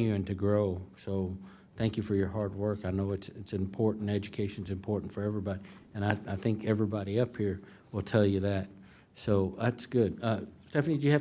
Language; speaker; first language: English; native; English